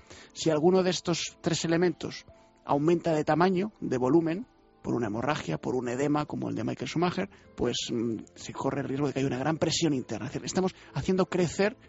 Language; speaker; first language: Spanish; native; Spanish